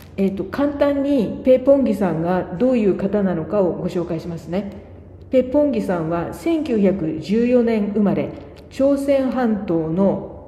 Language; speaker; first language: Japanese; native; Japanese